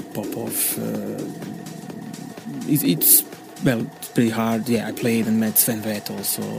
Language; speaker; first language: English; non-native, learner; Bosnian